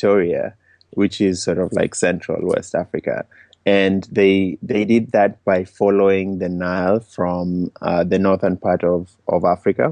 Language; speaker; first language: English; non-native, local second language; Luo (Kenya and Tanzania)